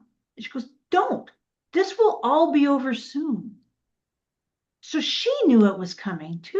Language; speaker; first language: English; native; English